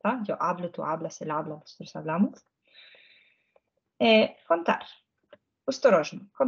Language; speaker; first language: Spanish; non-native, fluent; Ukrainian